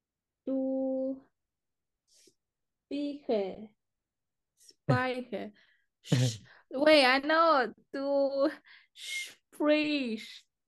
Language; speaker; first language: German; non-native, learner; English